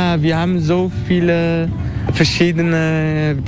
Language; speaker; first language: German; non-native, learner; Turkish